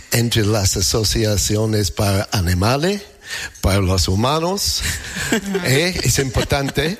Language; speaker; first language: Spanish; non-native, learner; English